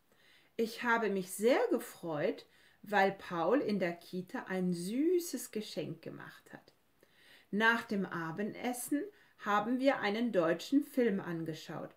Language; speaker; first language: German; non-native, fluent; French